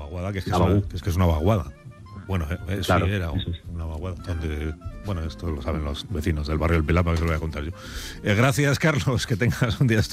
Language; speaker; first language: Spanish; native; Spanish